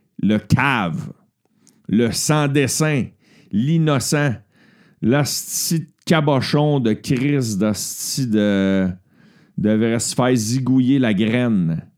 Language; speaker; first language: French; native; French